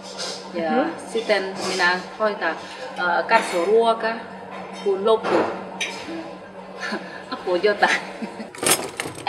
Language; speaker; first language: Finnish; non-native, learner; Khmer